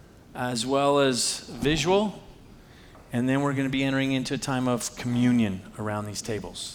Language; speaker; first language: English; native; English